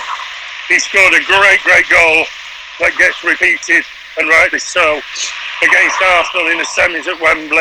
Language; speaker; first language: English; native; English